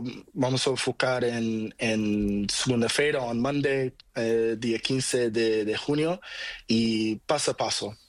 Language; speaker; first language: Spanish; non-native, learner; Portuguese